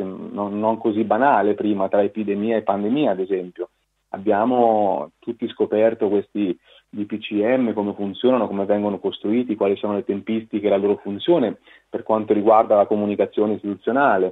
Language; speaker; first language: Italian; native; Italian